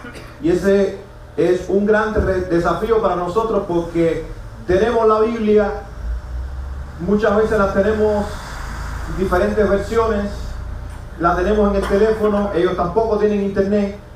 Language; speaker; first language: Spanish; native; Spanish